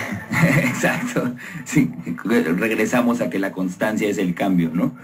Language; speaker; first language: Spanish; native; Spanish